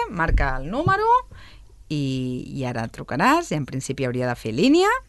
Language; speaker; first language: Catalan; native; Catalan